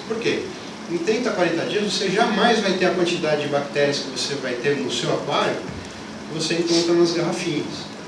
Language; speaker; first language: Portuguese; native; Portuguese